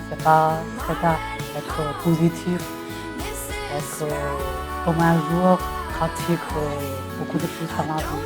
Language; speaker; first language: French; non-native, fluent; Chinese